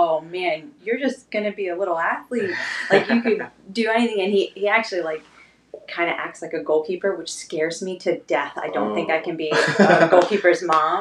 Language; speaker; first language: English; native; English